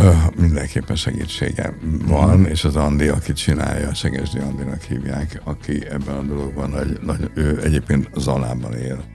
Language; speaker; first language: Hungarian; native; Hungarian